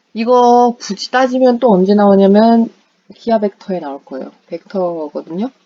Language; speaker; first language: Korean; non-native, fluent; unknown